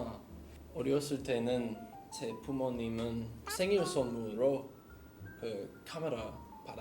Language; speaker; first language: Korean; non-native, learner; English